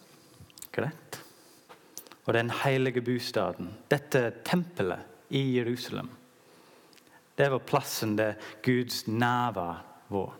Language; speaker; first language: Norwegian; non-native, learner; English